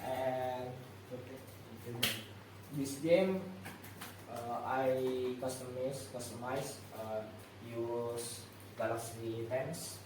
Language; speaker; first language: English; non-native, learner; Indonesian